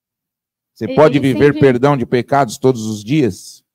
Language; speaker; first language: Portuguese; native; Portuguese